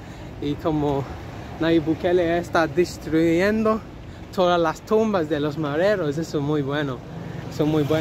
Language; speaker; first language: Spanish; non-native, learner; English